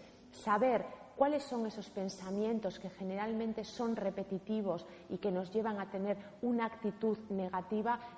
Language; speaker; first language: Spanish; native; Spanish